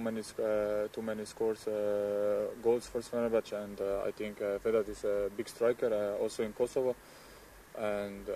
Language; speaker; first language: English; non-native, learner; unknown